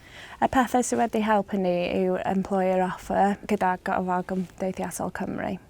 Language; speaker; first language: Welsh; non-native, local second language; English